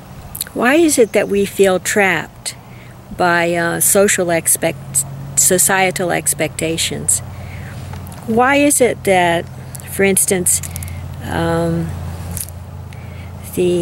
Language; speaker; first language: English; native; English